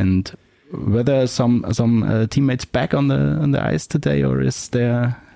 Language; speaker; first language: English; non-native, fluent; German